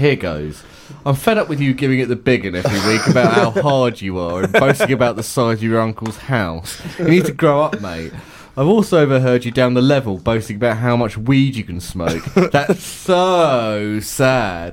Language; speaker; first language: English; native; English